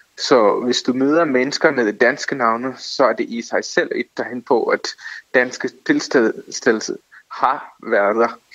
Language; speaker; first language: Danish; non-native, fluent; Tamil